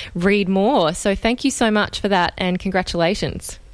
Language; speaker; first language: English; native; English